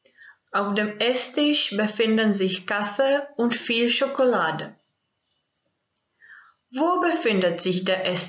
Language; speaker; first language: German; non-native, fluent; Croatian